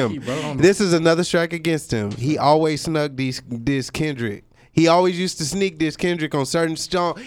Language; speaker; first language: English; native; English